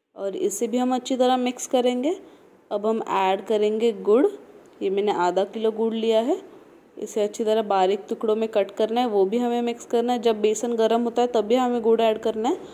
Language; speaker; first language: Hindi; non-native, local second language; Marathi